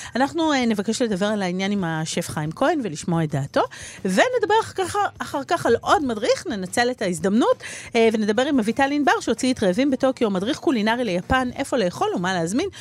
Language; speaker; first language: Hebrew; native; Hebrew